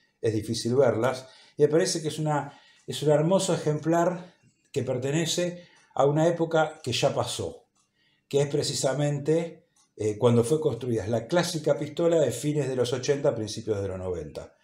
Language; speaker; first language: Spanish; native; Spanish